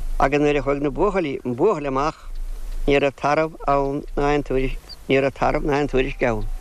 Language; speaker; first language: Irish; native; Irish